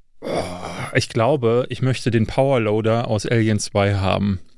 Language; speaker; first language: German; native; German